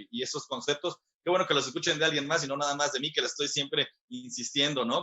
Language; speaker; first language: Spanish; native; Spanish